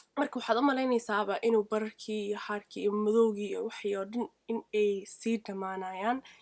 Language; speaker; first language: Somali; early bilingual, heritage; Somali